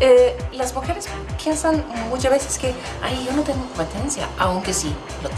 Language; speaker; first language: Spanish; non-native, fluent; Swedish